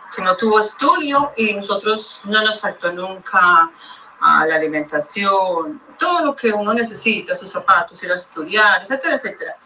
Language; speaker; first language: Spanish; native; Spanish